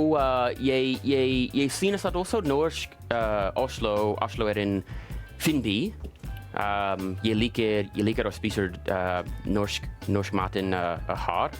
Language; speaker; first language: Norwegian; non-native, learner; English